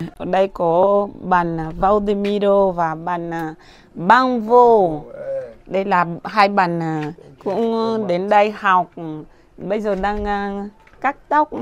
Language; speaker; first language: Vietnamese; non-native, learner; Portuguese